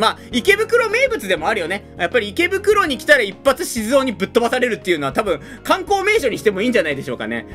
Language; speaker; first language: Japanese; native; Japanese